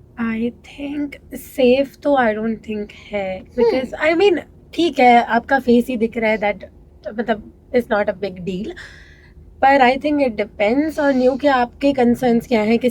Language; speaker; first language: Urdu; non-native, local second language; Sindhi